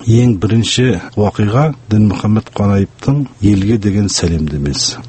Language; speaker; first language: Kazakh; early bilingual, heritage; Kazakh